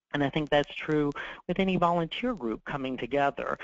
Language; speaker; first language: English; native; English